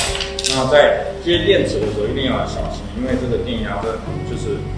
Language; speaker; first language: Chinese; native; Chinese